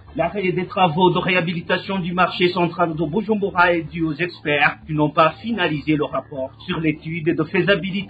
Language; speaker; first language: French; non-native, local second language; Rundi